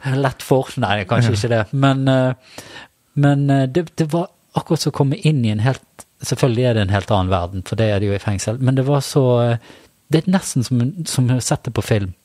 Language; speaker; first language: Norwegian; native; Norwegian